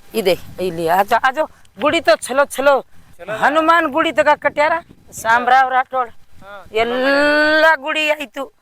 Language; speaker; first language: Kannada; non-native, local second language; Lambadi